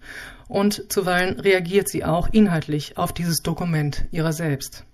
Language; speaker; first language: German; native; German